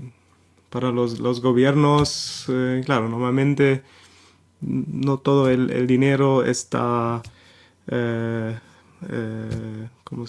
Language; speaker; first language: Spanish; non-native, fluent; German